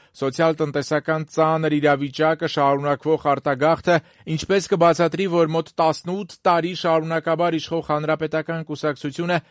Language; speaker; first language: Armenian; native; Armenian